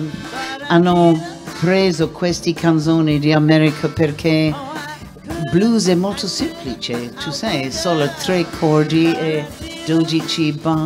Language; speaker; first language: Italian; non-native, learner; English